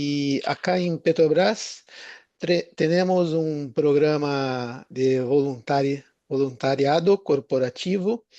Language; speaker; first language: Spanish; non-native, fluent; Portuguese